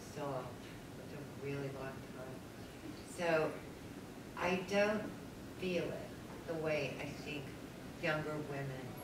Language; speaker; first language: English; native; English